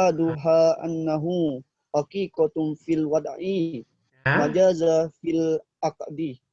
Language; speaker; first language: Arabic; non-native, learner; Indonesian